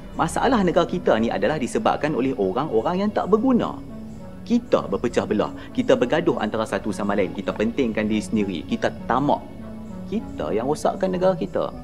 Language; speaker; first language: Malay; native; Malay